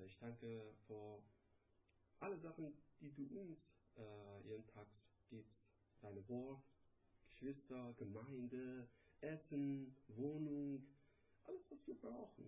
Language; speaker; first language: German; non-native, learner; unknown